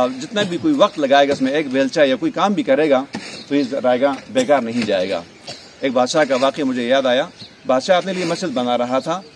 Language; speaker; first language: Urdu; non-native, local second language; Pashto